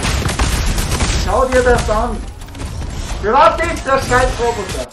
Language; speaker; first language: German; native; German